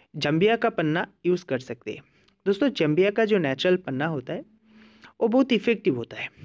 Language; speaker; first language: Hindi; non-native, local second language; Bangla